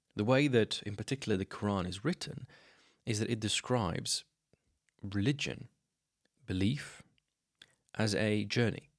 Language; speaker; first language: English; non-native, fluent; Slovenian